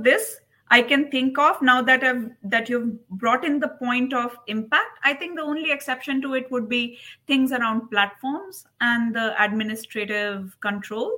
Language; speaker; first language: English; non-native, local second language; Hindi